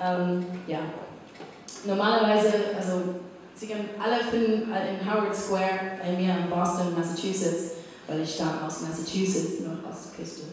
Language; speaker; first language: German; non-native, fluent; English